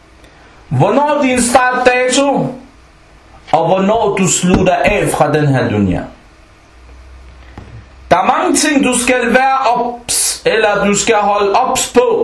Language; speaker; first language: Danish; non-native, local second language; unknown